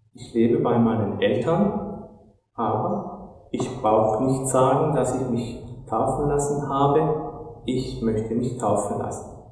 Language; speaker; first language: German; non-native, fluent; Turkish